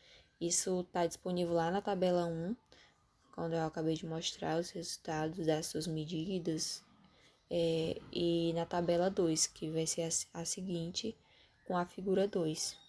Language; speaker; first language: Portuguese; native; Portuguese